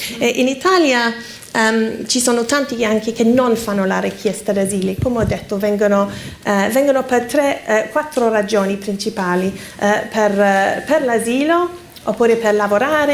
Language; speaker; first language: Italian; non-native, fluent; English